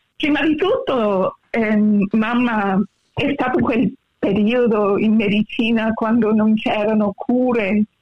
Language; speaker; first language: Italian; early bilingual, heritage; Italian